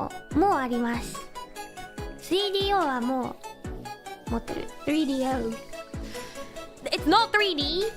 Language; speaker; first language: Japanese; non-native, learner; English